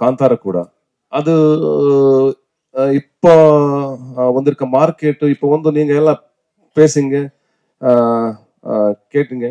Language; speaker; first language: Tamil; non-native, learner; Kannada